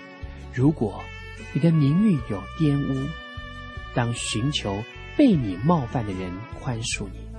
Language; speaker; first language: Chinese; native; Chinese